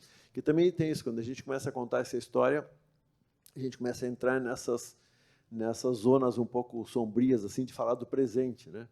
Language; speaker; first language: Portuguese; native; Portuguese